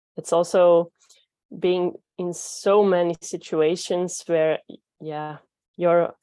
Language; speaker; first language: English; non-native, fluent; Dutch